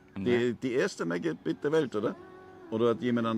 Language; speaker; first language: German; non-native, learner; English